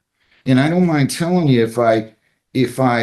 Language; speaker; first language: English; native; English